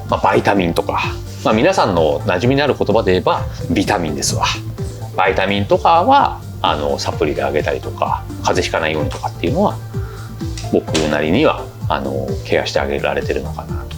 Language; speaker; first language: Japanese; native; Japanese